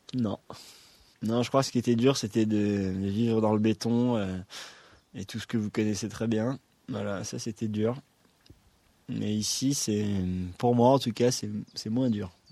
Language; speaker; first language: French; native; French